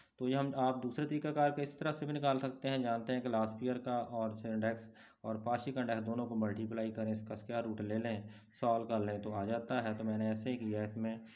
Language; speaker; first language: Urdu; non-native, local second language; Punjabi